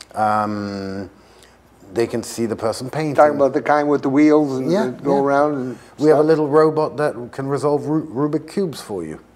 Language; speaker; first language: English; native; English